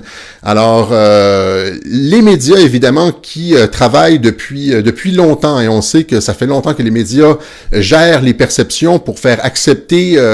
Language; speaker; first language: French; native; French